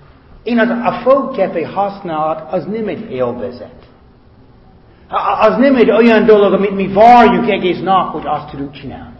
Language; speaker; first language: Hungarian; non-native, fluent; English